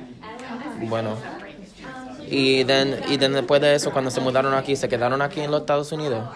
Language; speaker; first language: Spanish; early bilingual, heritage; Spanish